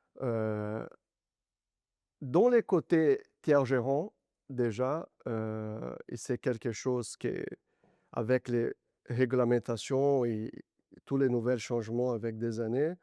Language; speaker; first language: French; non-native, fluent; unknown